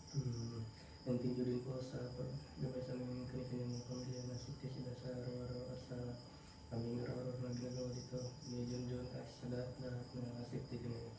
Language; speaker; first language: Filipino; non-native, local second language; Cebuano